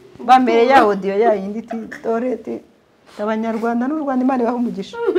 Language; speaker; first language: Kinyarwanda; early bilingual, heritage; Kinyarwanda